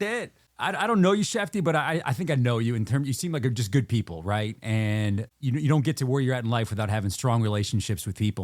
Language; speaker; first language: English; native; English